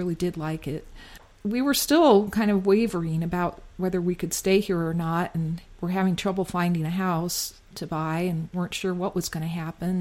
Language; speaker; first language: English; native; English